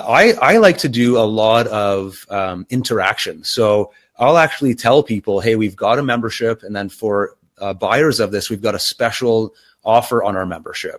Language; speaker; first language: English; native; English